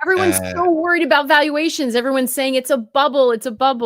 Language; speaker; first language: English; native; English